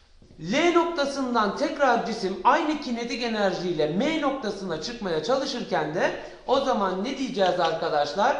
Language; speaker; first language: Turkish; native; Turkish